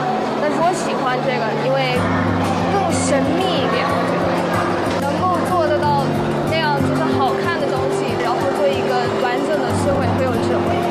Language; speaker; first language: Chinese; early bilingual, heritage; Chinese